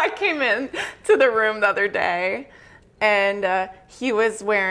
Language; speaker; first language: English; native; English